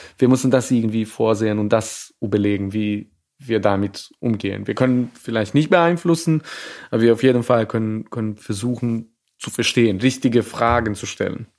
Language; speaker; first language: German; non-native, fluent; Serbian